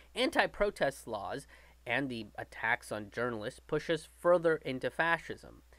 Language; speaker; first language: English; native; English